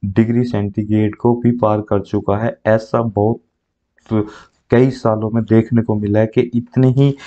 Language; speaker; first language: Hindi; native; Hindi